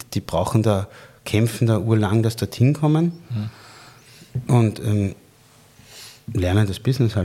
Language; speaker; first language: German; native; German